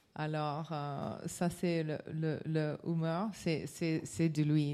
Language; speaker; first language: French; non-native, learner; English